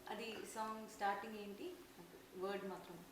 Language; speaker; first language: Telugu; non-native, learner; Tamil